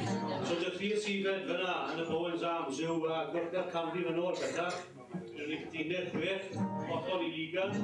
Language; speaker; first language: Welsh; native; Welsh